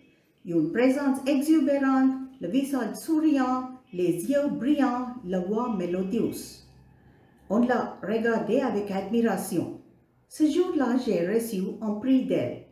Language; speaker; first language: French; non-native, fluent; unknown